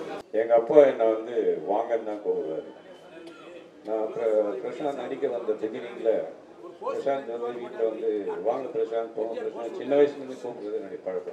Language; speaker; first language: Tamil; native; Tamil